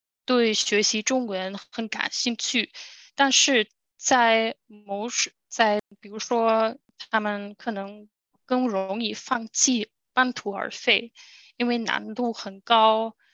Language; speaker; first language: Chinese; non-native, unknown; German